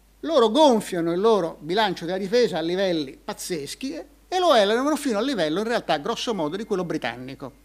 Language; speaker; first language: Italian; native; Italian